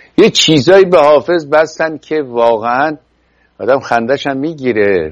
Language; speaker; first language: Persian; native; Persian